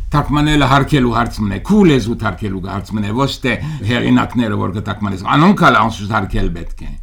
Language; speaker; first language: Armenian; early bilingual, heritage; Armenian